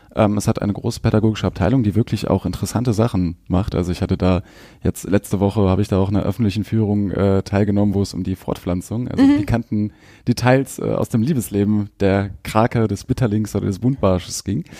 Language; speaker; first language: German; native; German